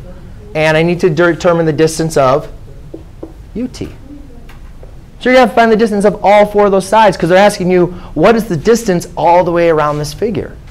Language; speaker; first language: English; native; English